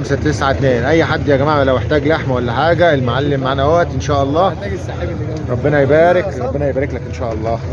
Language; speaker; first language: Arabic; native; Arabic